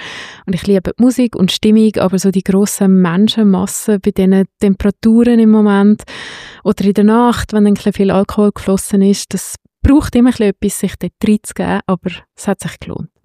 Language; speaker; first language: German; native; German